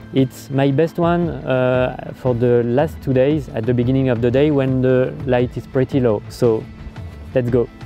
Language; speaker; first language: English; non-native, fluent; French